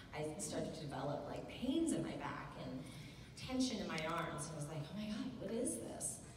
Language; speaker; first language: English; native; English